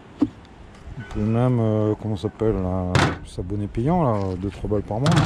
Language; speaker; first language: French; native; French